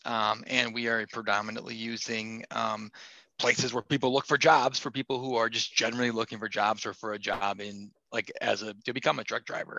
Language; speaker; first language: English; native; English